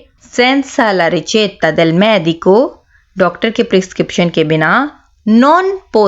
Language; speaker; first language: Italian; non-native, fluent; Urdu